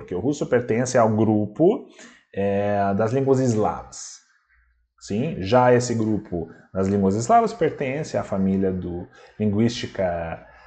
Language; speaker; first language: Portuguese; non-native, fluent; Russian